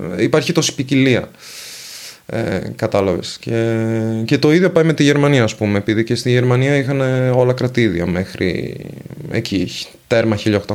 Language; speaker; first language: Greek; non-native, fluent; Venetian